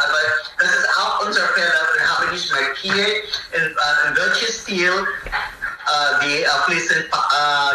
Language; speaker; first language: German; non-native, learner; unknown